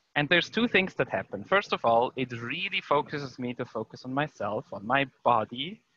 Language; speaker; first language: English; non-native, fluent; German